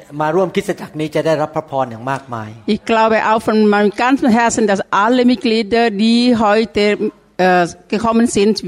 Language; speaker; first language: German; non-native, learner; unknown